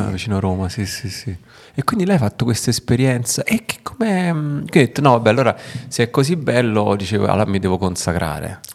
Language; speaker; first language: Italian; native; Italian